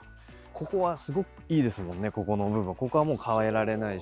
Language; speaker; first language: Japanese; native; Japanese